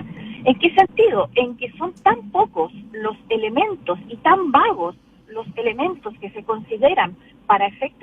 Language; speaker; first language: Spanish; native; Spanish